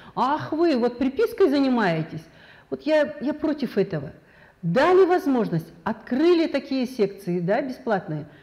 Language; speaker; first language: Russian; non-native, local second language; Kazakh